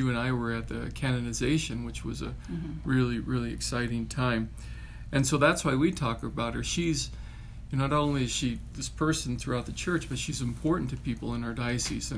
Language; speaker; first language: English; native; English